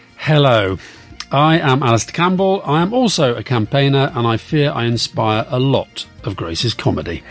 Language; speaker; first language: English; native; English